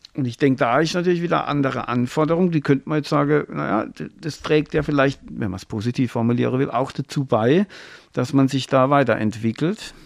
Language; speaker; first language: German; native; German